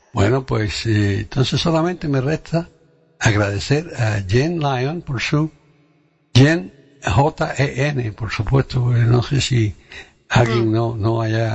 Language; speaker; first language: Spanish; native; Spanish